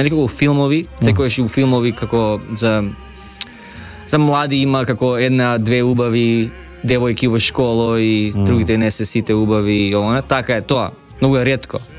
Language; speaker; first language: Macedonian; early bilingual, heritage; Macedonian